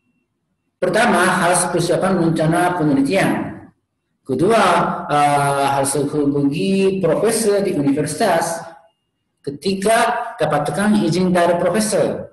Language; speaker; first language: Indonesian; non-native, learner; Japanese